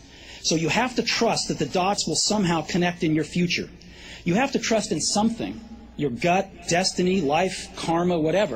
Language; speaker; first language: English; native; English